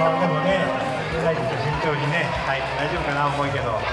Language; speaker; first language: Japanese; native; Japanese